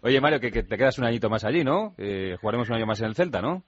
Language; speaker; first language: Spanish; native; Spanish